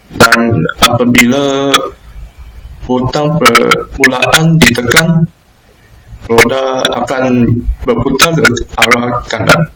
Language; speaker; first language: Malay; non-native, local second language; Chinese